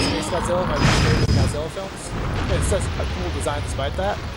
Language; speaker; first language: English; native; English